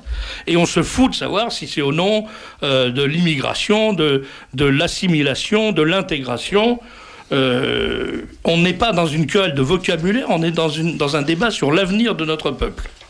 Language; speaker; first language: French; native; French